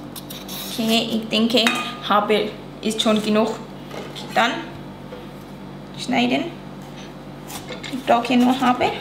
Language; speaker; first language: German; non-native, learner; Thai